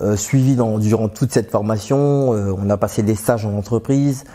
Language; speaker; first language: French; native; French